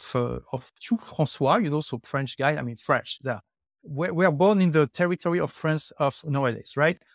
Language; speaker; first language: English; non-native, fluent; French